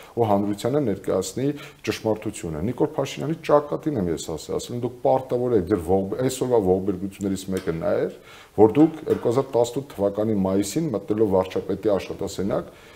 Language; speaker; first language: Armenian; native; Armenian